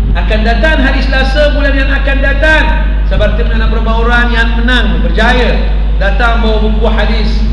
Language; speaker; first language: Malay; non-native, fluent; Arabic